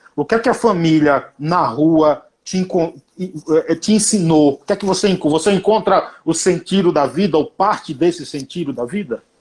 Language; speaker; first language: Portuguese; native; Portuguese